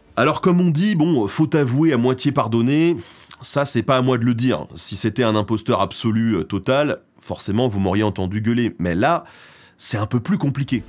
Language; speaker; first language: French; native; French